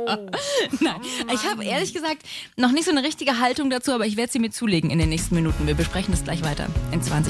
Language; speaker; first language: German; native; German